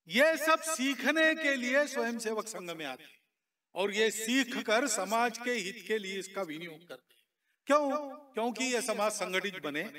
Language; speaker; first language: Hindi; non-native, local second language; Marathi